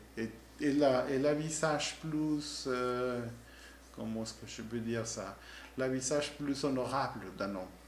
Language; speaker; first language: French; non-native, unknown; Spanish